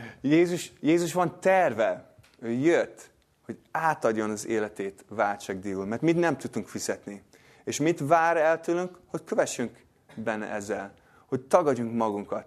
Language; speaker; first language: Hungarian; non-native, fluent; English